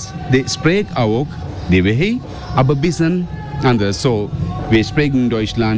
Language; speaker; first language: German; non-native, learner; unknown